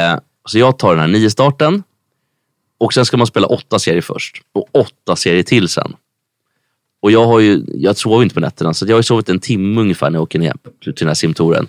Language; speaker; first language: Swedish; native; Swedish